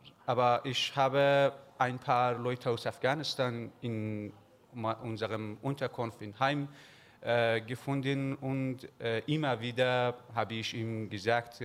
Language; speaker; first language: German; non-native, learner; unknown